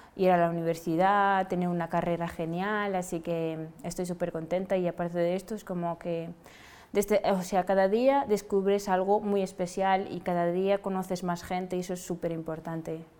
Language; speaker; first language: Spanish; non-native, fluent; Wolof